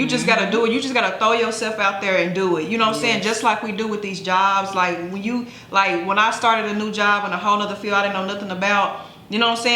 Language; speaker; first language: English; native; English